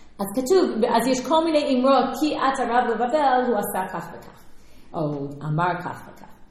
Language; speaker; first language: Hebrew; non-native, fluent; English